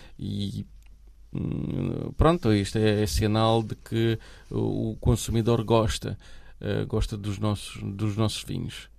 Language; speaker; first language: Portuguese; non-native, fluent; Romanian